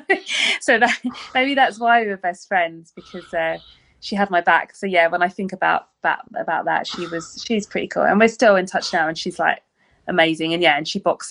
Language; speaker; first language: English; native; English